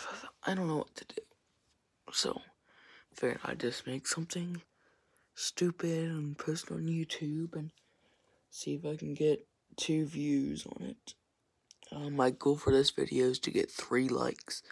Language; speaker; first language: English; native; English